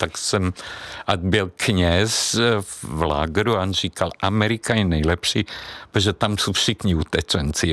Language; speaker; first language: Czech; non-native, fluent; Hungarian